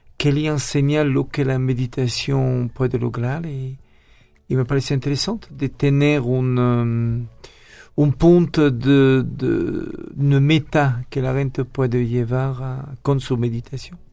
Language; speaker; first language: Spanish; non-native, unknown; French